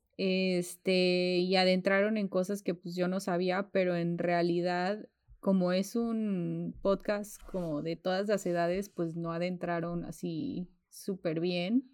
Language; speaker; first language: Spanish; early bilingual, heritage; Spanish